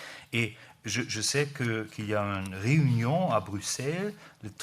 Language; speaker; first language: French; non-native, learner; German